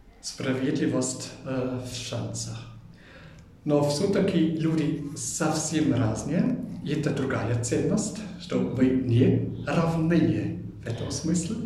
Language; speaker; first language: Russian; non-native, fluent; German